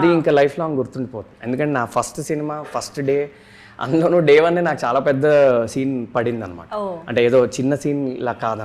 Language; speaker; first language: Telugu; native; Telugu